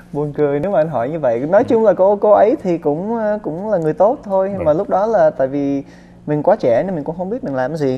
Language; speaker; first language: Vietnamese; early bilingual, other home language; English